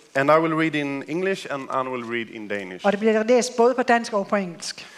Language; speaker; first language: English; non-native, fluent; Swedish